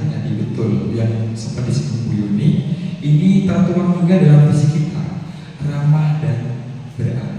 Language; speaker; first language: Indonesian; native; Indonesian